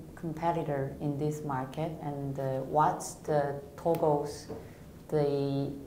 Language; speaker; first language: English; non-native, fluent; Korean